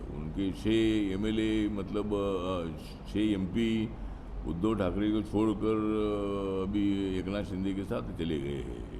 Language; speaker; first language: Hindi; non-native, local second language; Marathi